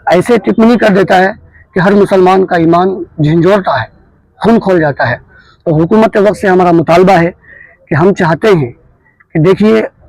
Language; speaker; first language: Urdu; native; Urdu